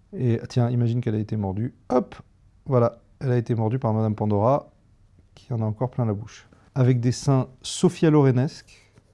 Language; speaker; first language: French; native; French